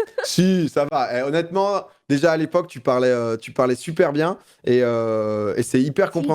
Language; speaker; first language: French; native; French